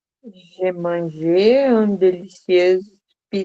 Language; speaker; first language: French; non-native, learner; Portuguese